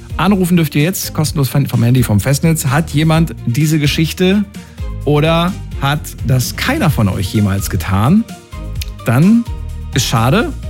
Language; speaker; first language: German; native; German